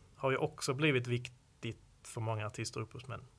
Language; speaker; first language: Swedish; native; Swedish